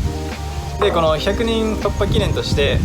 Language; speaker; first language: Japanese; native; Japanese